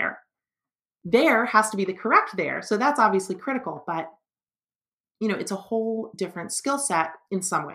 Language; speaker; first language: English; native; English